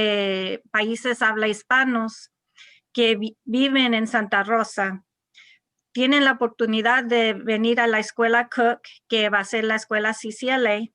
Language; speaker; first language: Spanish; non-native, local second language; English